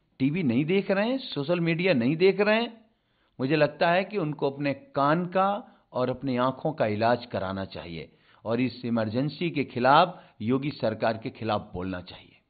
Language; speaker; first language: Hindi; native; Hindi